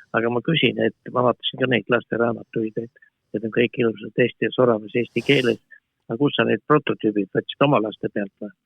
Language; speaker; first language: Estonian; native; Estonian